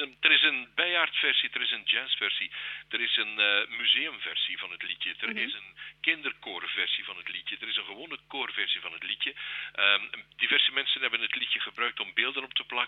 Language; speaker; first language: Dutch; native; Dutch